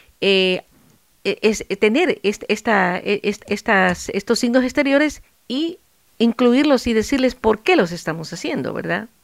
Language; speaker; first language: Spanish; native; Spanish